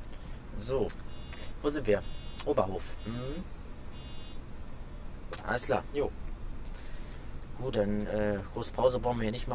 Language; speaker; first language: German; native; German